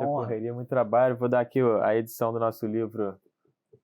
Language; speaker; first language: Portuguese; native; Portuguese